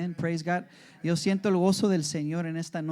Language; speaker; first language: Spanish; early bilingual, heritage; English